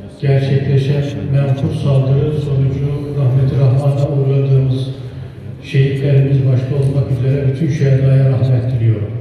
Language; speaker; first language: Turkish; native; Turkish